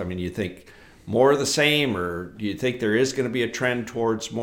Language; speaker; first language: English; native; English